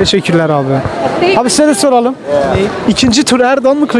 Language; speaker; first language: Turkish; native; Turkish